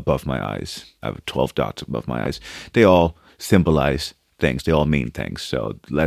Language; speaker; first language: English; early bilingual, other home language; Portuguese